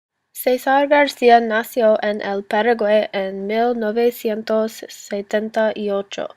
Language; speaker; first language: Spanish; non-native, learner; English